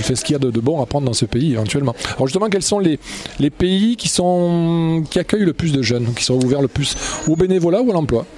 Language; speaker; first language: French; native; French